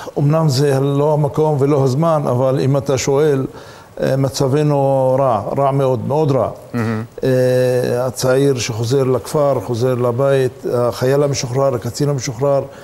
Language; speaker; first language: Hebrew; non-native, local second language; Arabic